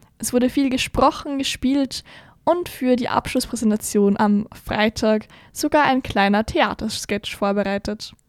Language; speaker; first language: German; native; German